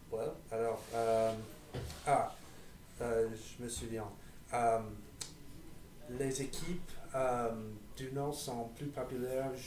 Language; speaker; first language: French; non-native, learner; English